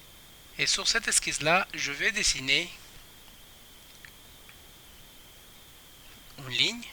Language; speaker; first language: French; non-native, fluent; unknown